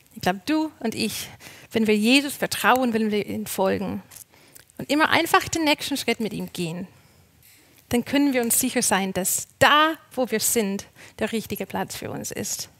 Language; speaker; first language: German; non-native, fluent; English